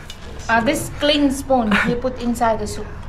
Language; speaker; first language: English; non-native, learner; Vietnamese